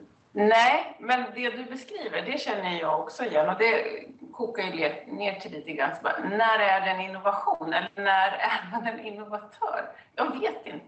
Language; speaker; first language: Swedish; native; Swedish